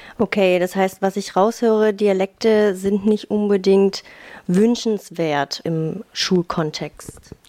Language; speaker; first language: German; native; German